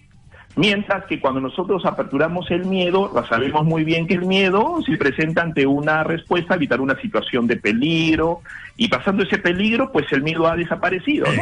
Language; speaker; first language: Spanish; native; Spanish